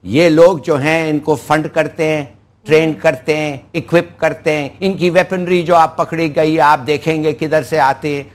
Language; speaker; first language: Urdu; non-native, local second language; Pashto